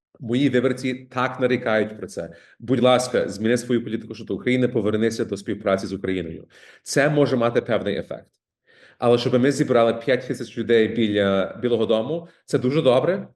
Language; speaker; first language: Ukrainian; early bilingual, heritage; Ukrainian